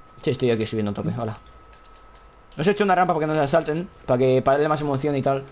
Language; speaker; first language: Spanish; native; Spanish